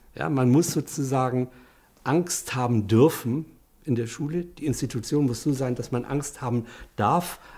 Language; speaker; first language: German; native; German